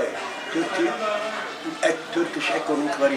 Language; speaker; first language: English; non-native, learner; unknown